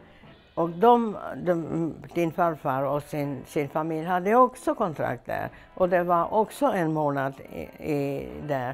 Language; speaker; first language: Swedish; non-native, fluent; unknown